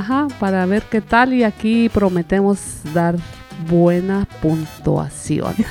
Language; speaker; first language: Spanish; native; Spanish